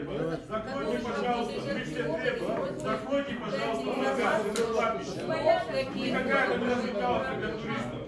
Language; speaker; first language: Russian; native; Russian